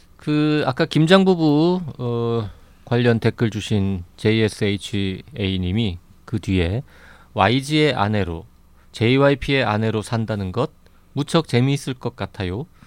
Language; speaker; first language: Korean; native; Korean